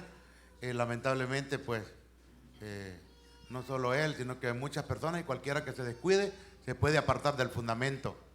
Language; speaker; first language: Spanish; native; Spanish